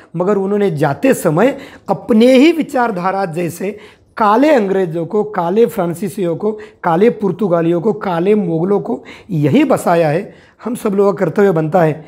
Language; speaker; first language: Hindi; non-native, local second language; Marathi